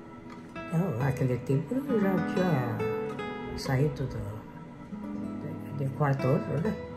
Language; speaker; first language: Portuguese; non-native, local second language; Japanese